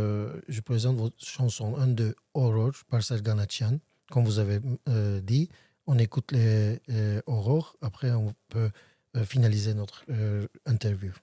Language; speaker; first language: French; non-native, learner; Armenian